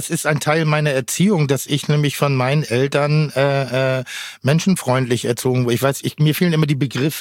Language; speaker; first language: German; native; German